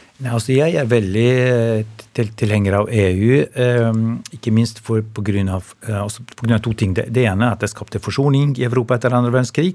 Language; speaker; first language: Norwegian; non-native, fluent; Albanian